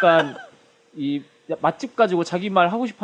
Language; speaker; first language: Korean; native; Korean